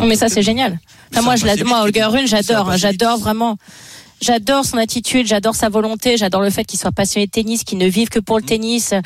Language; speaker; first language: French; native; French